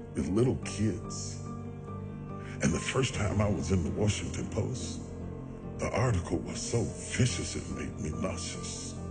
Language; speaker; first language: English; native; English